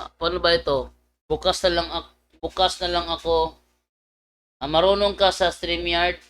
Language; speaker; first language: Filipino; non-native, local second language; Cebuano